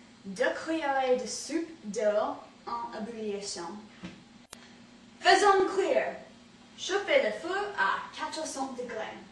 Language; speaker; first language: French; non-native, learner; English